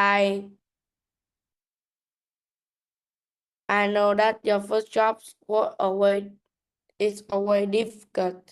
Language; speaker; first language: English; non-native, learner; Vietnamese